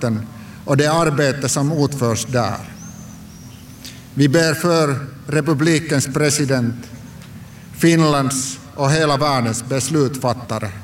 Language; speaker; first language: Swedish; non-native, local second language; Finnish